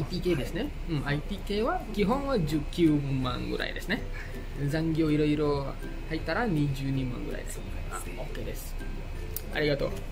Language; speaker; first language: Japanese; non-native, fluent; Indonesian